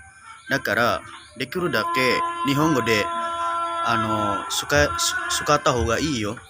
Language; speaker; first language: Japanese; non-native, learner; Indonesian